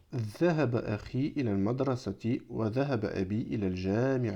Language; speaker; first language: Arabic; non-native, fluent; French